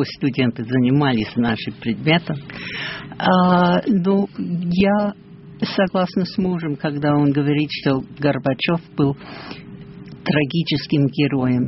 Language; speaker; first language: Russian; non-native, fluent; English